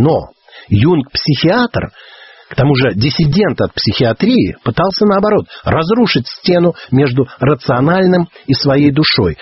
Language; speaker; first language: Russian; native; Russian